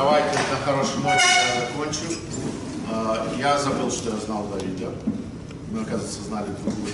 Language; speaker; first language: Russian; early bilingual, other home language; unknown